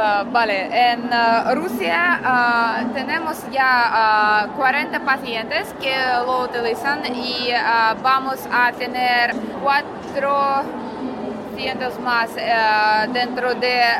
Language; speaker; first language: Spanish; non-native, learner; Russian